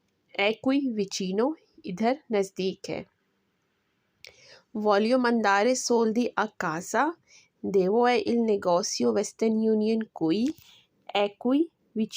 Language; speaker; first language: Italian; non-native, learner; Urdu